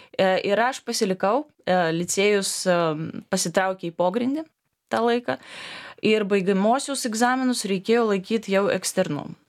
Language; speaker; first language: Lithuanian; non-native, fluent; Belarusian